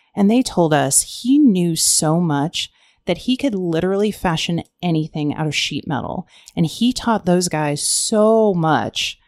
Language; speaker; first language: English; native; English